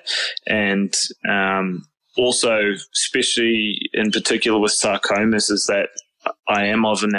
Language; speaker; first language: English; native; English